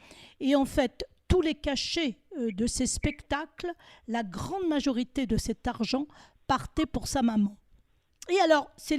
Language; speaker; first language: French; native; French